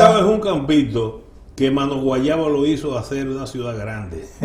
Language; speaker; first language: Spanish; native; Spanish